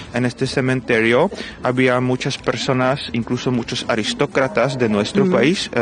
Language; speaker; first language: Spanish; non-native, fluent; Czech